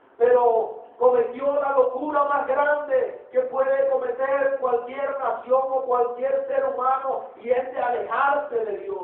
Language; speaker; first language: Spanish; native; Spanish